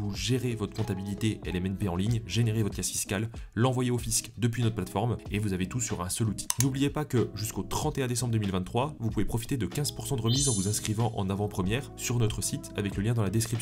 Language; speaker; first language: French; native; French